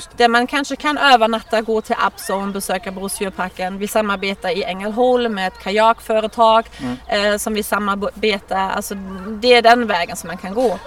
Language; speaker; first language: Swedish; non-native, fluent; German